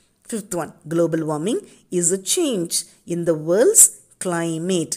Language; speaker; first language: English; non-native, local second language; Tamil